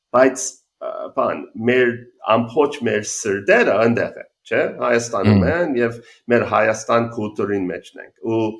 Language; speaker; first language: Armenian; native; Armenian